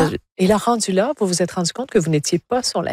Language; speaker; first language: French; native; French